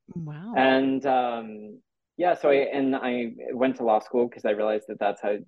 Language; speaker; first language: English; native; English